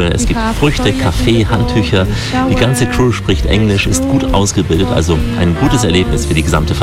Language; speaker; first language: German; native; German